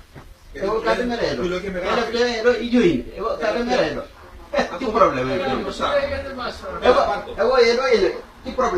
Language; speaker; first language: Greek; non-native, learner; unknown